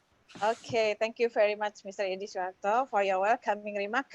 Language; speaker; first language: English; non-native, fluent; Indonesian